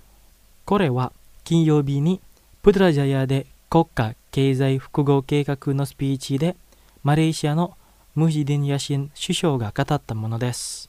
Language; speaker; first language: Japanese; non-native, fluent; Indonesian